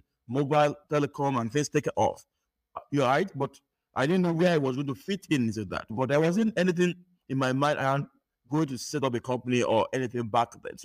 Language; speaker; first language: English; non-native, local second language; Yoruba